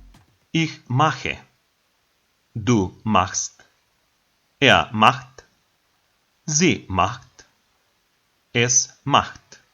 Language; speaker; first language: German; non-native, fluent; Macedonian